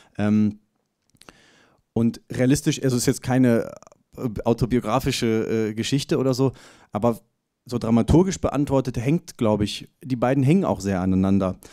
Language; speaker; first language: German; native; German